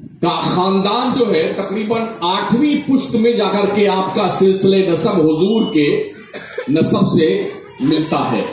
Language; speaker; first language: Urdu; native; Urdu